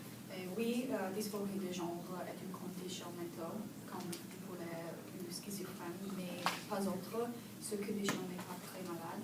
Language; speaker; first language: French; non-native, learner; English